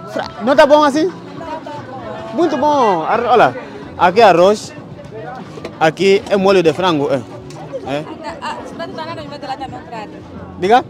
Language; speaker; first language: Portuguese; non-native, learner; Vietnamese